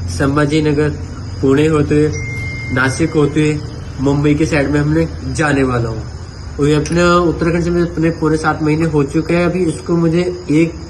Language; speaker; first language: Hindi; native; Hindi